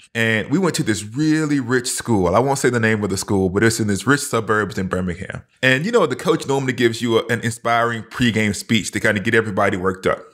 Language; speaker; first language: English; native; English